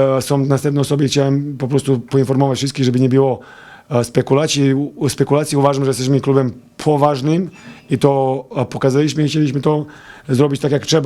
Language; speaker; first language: Polish; non-native, fluent; Serbian